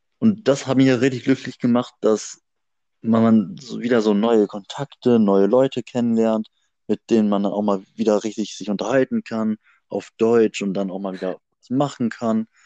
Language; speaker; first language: German; native; German